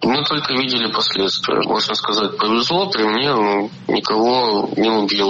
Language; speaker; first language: Russian; native; Russian